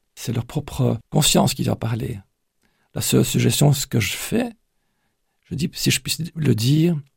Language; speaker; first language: French; native; French